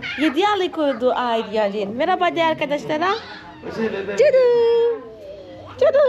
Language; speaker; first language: Turkish; non-native, fluent; Portuguese